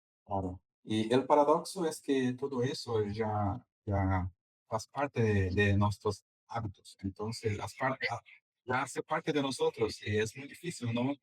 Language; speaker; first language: Spanish; non-native, fluent; Portuguese